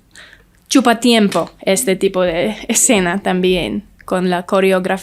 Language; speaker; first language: Spanish; non-native, learner; English